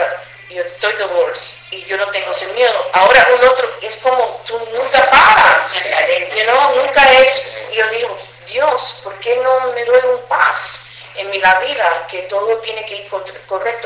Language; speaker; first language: Spanish; early bilingual, heritage; English